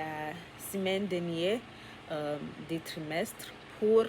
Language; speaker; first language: French; non-native, learner; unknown